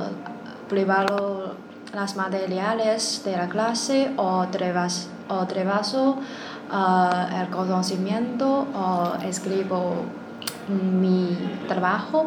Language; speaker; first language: Spanish; non-native, learner; Chinese